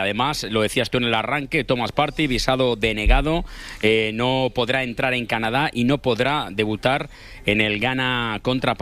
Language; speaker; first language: Spanish; native; Spanish